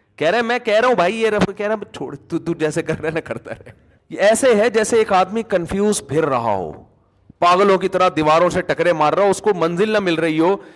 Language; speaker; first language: Urdu; native; Urdu